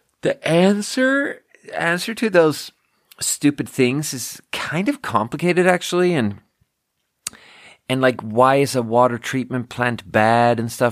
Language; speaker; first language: English; native; English